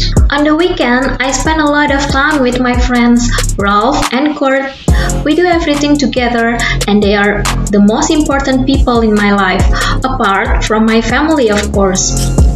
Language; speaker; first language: English; non-native, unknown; Indonesian